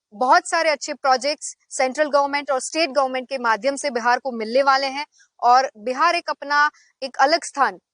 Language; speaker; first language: Hindi; non-native, local second language; Gujarati